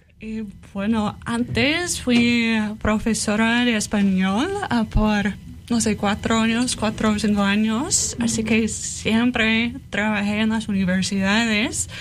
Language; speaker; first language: Spanish; non-native, fluent; English